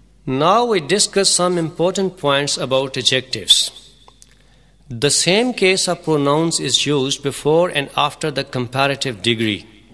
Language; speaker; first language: English; non-native, local second language; Urdu